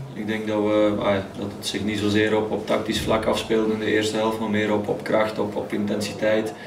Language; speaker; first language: Dutch; native; Dutch